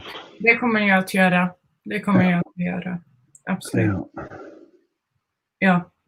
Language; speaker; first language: Swedish; non-native, fluent; Finnish